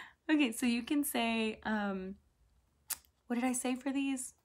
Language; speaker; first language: English; early bilingual, other home language; Spanish